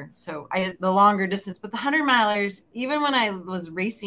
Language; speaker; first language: English; native; English